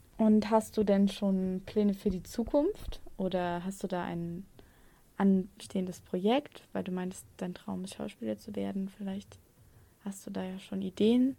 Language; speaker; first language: German; native; German